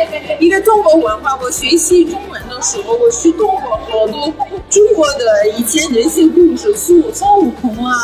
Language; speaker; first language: Chinese; non-native, fluent; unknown